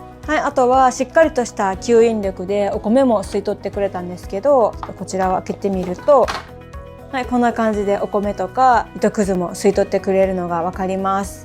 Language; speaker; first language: Japanese; native; Japanese